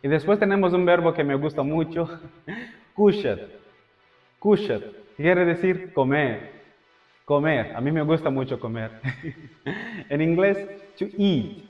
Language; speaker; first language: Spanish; non-native, fluent; Portuguese